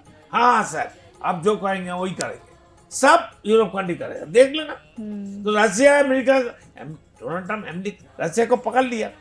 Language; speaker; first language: Hindi; non-native, local second language; Bangla